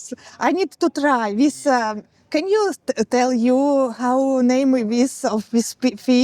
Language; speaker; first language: English; non-native, learner; Russian